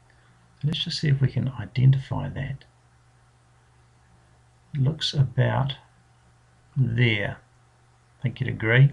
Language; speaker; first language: English; native; English